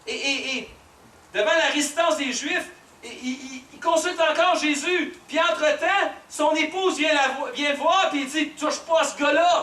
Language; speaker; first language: French; native; French